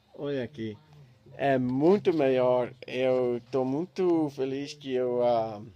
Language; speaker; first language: Portuguese; non-native, learner; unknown